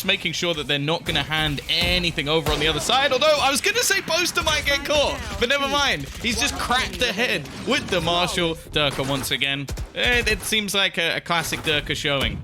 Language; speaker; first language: English; native; English